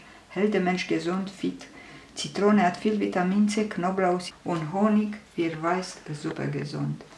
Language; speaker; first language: German; non-native, fluent; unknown